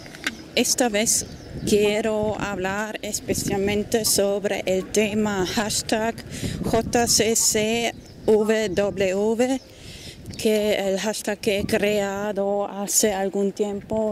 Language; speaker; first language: Spanish; non-native, fluent; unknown